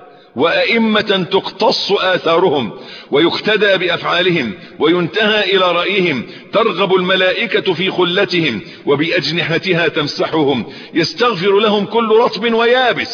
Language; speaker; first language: Arabic; native; Arabic